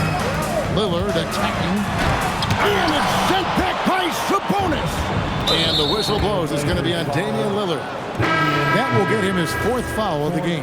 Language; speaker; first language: English; native; English